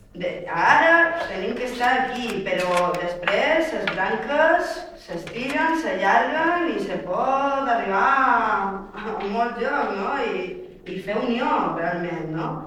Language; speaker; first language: Catalan; non-native, fluent; Spanish